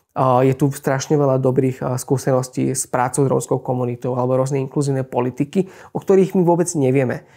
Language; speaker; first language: Slovak; non-native, local second language; Hungarian